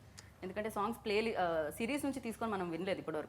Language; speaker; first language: Telugu; native; Telugu